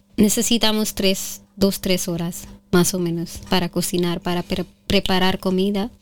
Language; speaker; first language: Spanish; non-native, fluent; Urdu